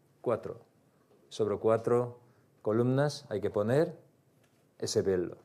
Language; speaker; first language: Spanish; non-native, learner; Korean